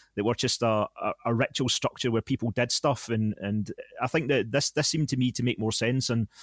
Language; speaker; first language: English; native; English